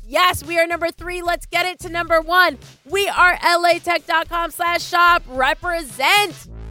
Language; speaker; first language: English; native; English